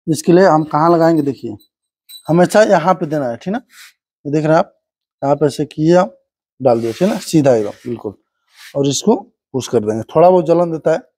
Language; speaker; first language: Hindi; native; Hindi